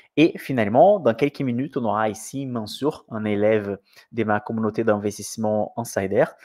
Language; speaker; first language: French; non-native, fluent; Portuguese